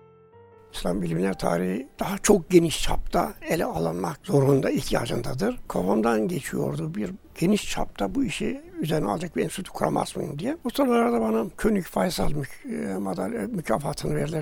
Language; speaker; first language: Turkish; native; Turkish